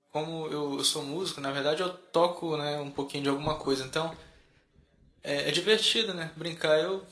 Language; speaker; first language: Portuguese; native; Portuguese